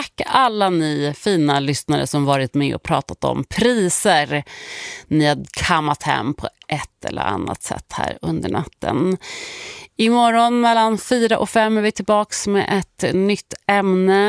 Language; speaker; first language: Swedish; native; Swedish